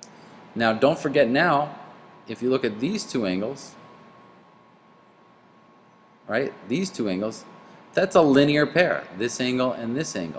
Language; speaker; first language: English; native; English